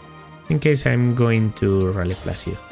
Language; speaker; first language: English; non-native, fluent; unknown